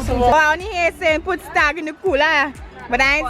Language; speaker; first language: English; native; English